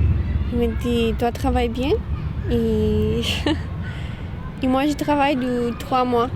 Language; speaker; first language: French; non-native, learner; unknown